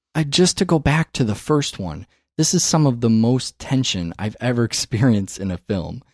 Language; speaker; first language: English; native; English